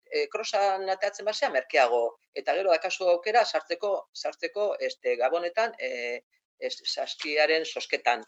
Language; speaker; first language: Basque; non-native, local second language; Spanish